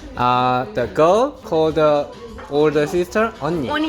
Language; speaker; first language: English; non-native, learner; Korean